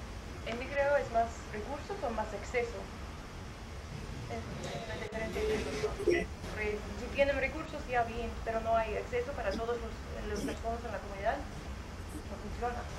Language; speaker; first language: Spanish; non-native, learner; English